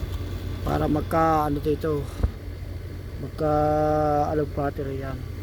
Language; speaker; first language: Filipino; native; Filipino